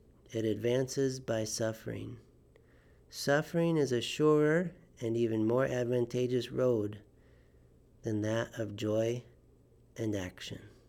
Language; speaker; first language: English; native; English